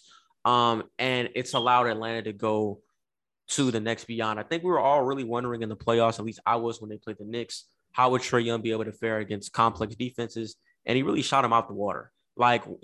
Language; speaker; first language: English; native; English